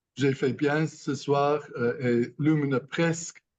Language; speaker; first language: French; non-native, learner; English